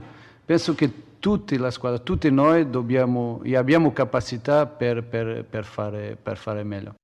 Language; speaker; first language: Italian; non-native, learner; Portuguese